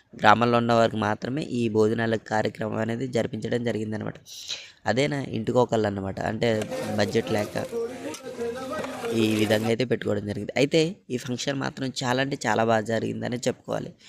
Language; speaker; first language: Telugu; native; Telugu